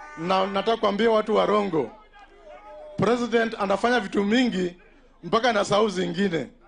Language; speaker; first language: Swahili; non-native, local second language; Luo (Kenya and Tanzania)